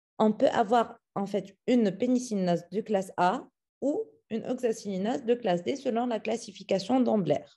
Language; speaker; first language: French; non-native, local second language; Arabic